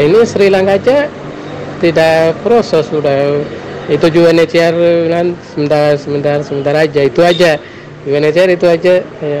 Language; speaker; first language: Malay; non-native, learner; Tamil